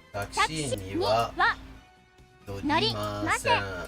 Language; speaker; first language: Japanese; non-native, learner; English